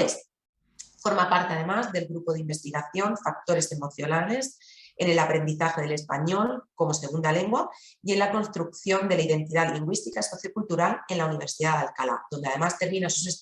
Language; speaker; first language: Spanish; native; Spanish